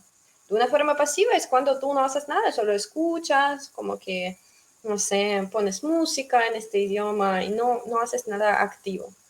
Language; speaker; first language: Spanish; non-native, fluent; Russian